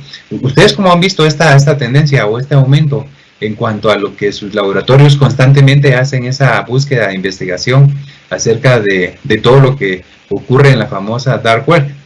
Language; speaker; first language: Spanish; native; Spanish